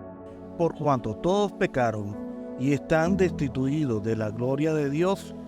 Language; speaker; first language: Spanish; native; Spanish